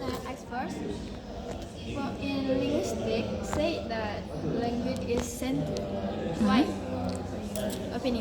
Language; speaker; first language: English; non-native, learner; Indonesian